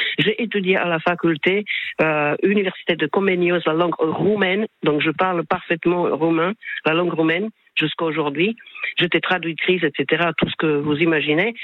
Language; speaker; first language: French; non-native, fluent; Slovak